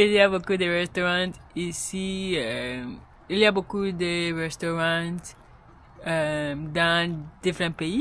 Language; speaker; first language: French; non-native, learner; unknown